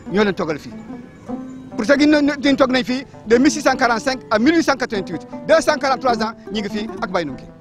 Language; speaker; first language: Wolof; non-native, local second language; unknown